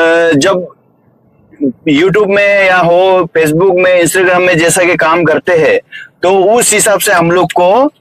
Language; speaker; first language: Hindi; non-native, local second language; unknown